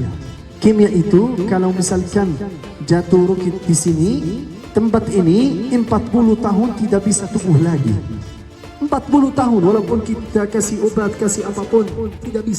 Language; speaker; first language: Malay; non-native, fluent; Arabic